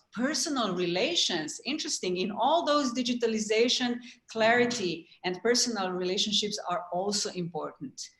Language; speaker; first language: English; non-native, fluent; Slovenian